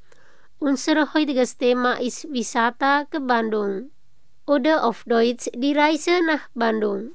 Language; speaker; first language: German; non-native, learner; Indonesian